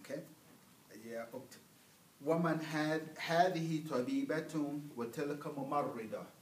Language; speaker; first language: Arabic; non-native, fluent; English